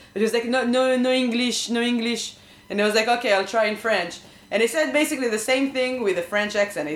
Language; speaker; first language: English; non-native, fluent; Hebrew